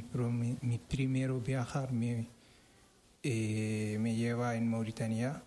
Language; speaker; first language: Spanish; non-native, learner; Wolof